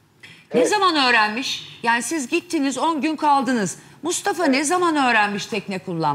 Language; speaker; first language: Turkish; native; Turkish